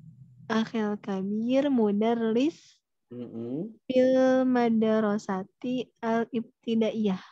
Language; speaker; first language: Arabic; non-native, learner; Indonesian